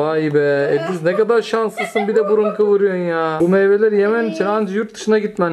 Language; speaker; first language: Turkish; native; Turkish